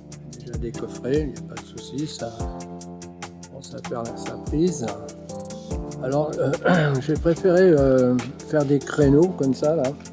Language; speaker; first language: French; native; French